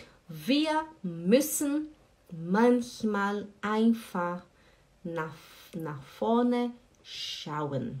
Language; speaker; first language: German; non-native, fluent; Portuguese